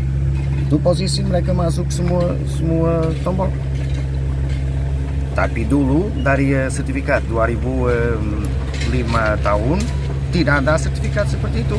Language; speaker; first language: Indonesian; non-native, learner; English